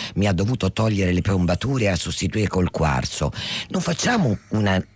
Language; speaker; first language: Italian; native; Italian